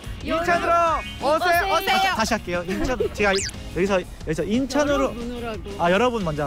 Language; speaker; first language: Korean; native; Korean